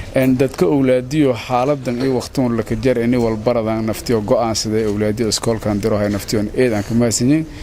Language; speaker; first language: Somali; non-native, local second language; Maay